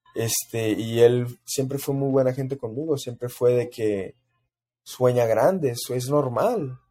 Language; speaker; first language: Spanish; early bilingual, heritage; Spanish